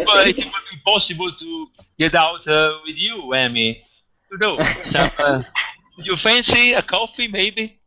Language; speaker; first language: English; non-native, fluent; Italian